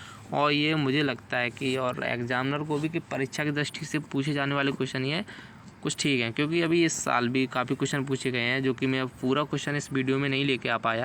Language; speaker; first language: Hindi; native; Hindi